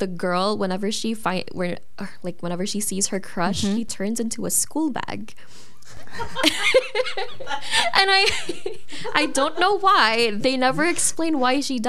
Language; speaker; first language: English; non-native, local second language; Filipino